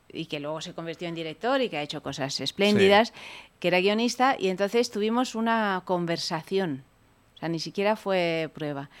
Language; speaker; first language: Spanish; early bilingual, other home language; Italian